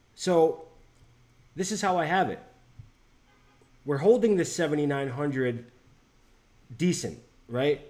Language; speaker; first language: English; native; English